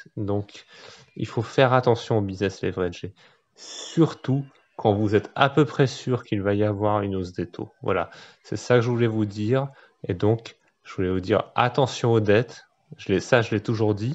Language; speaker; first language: French; native; French